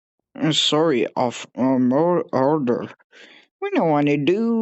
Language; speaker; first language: English; non-native, learner; French